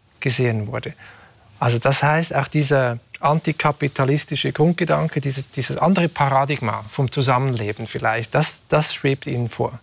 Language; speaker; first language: German; native; German